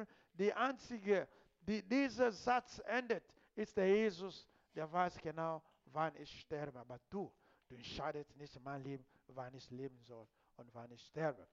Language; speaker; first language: German; non-native, fluent; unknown